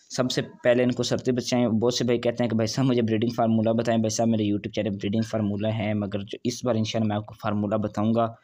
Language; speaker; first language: Urdu; non-native, local second language; Punjabi